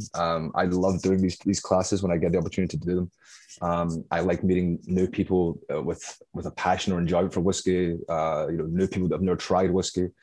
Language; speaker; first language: English; native; English